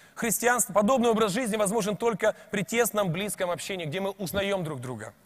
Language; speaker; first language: Russian; native; Russian